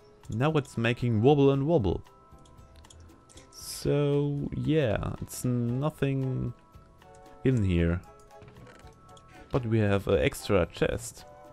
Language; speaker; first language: English; non-native, learner; German